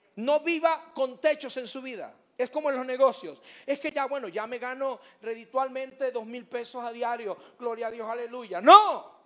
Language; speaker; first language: Spanish; native; Spanish